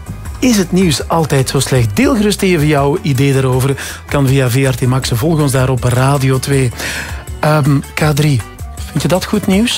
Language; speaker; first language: Dutch; native; Dutch